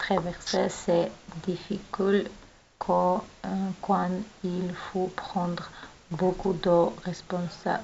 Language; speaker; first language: French; non-native, learner; Russian